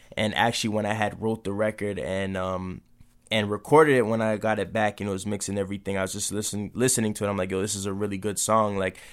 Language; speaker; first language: English; native; English